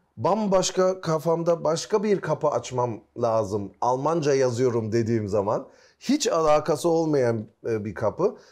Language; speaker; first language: Turkish; early bilingual, heritage; Turkish